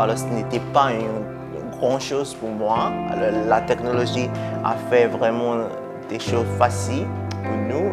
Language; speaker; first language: French; non-native, fluent; Burmese